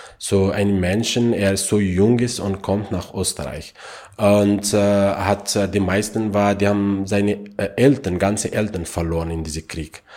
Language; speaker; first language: German; non-native, learner; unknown